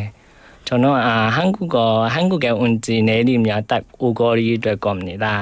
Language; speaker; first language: Korean; non-native, learner; Burmese